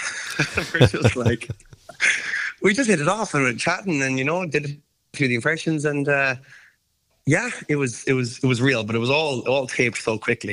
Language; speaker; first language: English; native; English